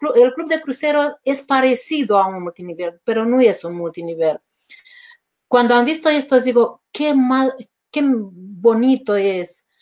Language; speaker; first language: Spanish; non-native, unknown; Romanian